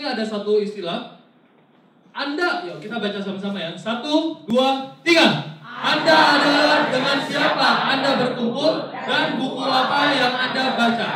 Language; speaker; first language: Indonesian; native; Indonesian